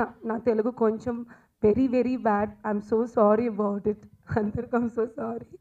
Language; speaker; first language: Telugu; non-native, learner; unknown